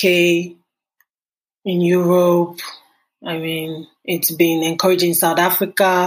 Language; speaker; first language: English; non-native, local second language; Yoruba